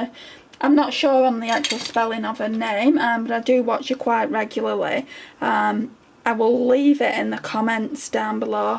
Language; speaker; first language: English; native; English